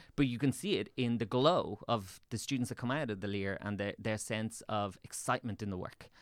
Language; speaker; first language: English; native; English